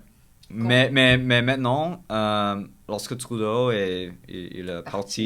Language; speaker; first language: French; non-native, learner; English